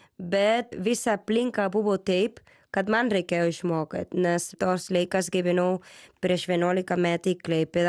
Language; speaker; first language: Lithuanian; non-native, learner; Spanish